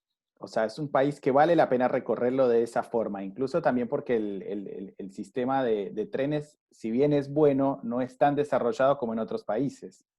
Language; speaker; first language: Spanish; native; Spanish